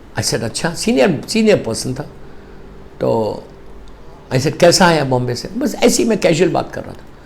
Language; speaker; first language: Urdu; native; Urdu